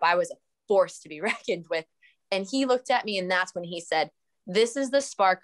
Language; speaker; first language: English; native; English